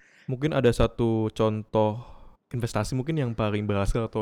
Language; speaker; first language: Indonesian; native; Indonesian